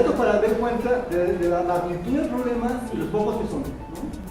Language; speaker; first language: Spanish; native; Spanish